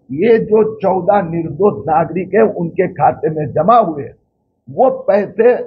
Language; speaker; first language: Hindi; non-native, local second language; Marathi